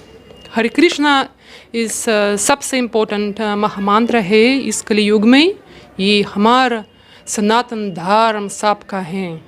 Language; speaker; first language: Hindi; non-native, learner; Russian